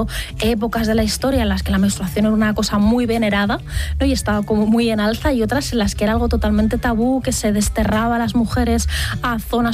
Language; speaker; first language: Spanish; native; Spanish